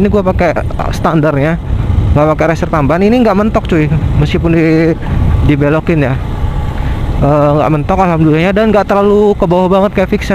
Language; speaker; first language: Indonesian; native; Indonesian